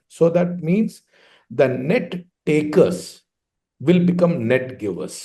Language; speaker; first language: English; non-native, local second language; Telugu